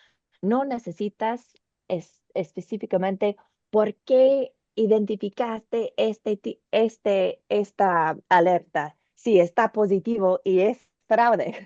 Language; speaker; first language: Spanish; non-native, learner; English